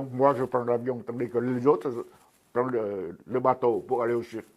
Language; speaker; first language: French; non-native, fluent; Vietnamese